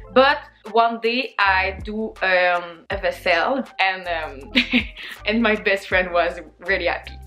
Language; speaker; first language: English; non-native, learner; French